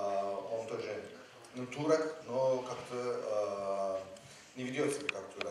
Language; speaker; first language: Russian; non-native, learner; Turkish